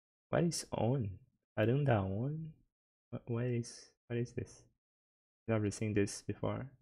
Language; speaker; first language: English; non-native, fluent; Portuguese